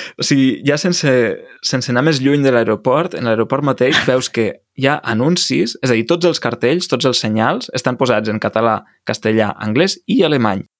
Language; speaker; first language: Catalan; native; Catalan